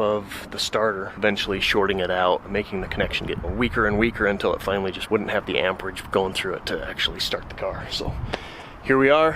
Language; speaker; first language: English; native; English